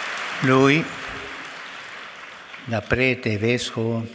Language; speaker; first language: Italian; non-native, fluent; Spanish